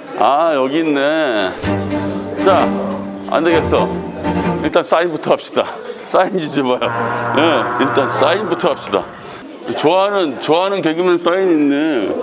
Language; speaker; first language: Korean; native; Korean